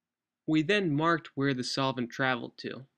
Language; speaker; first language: English; native; English